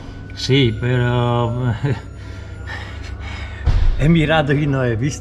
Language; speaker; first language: Spanish; non-native, fluent; Polish